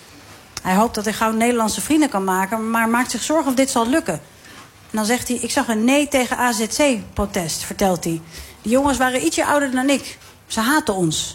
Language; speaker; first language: Dutch; native; Dutch